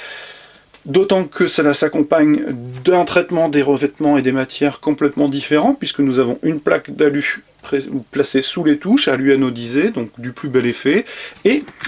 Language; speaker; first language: French; native; French